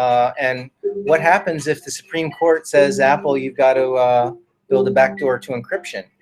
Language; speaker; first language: English; native; English